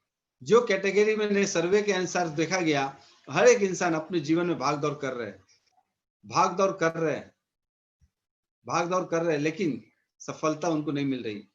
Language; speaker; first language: Hindi; native; Hindi